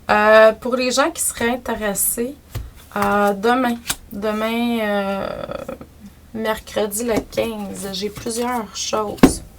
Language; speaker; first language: French; native; French